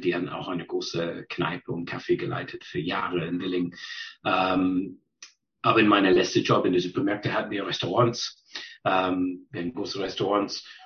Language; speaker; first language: German; non-native, fluent; English